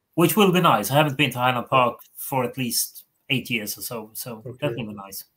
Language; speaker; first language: English; non-native, fluent; Swedish